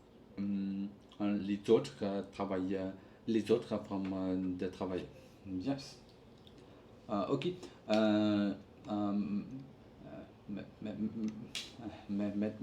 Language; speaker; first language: French; non-native, learner; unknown